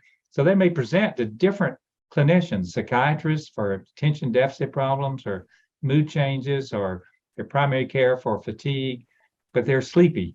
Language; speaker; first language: English; native; English